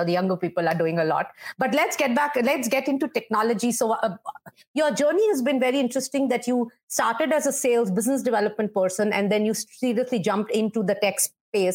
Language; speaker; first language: English; non-native, local second language; Hindi